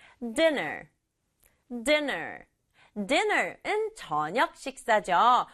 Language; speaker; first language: Korean; native; Korean